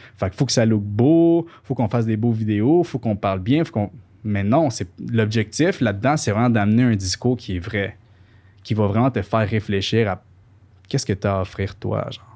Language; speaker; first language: French; early bilingual, other home language; Spanish